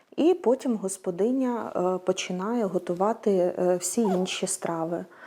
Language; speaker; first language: Ukrainian; native; Ukrainian